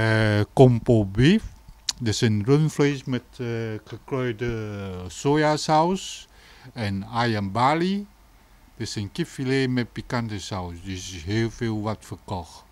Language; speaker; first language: Dutch; non-native, learner; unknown